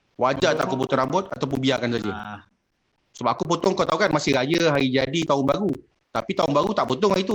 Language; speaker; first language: Malay; native; Malay